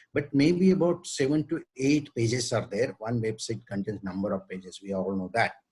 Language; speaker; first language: English; non-native, local second language; Marathi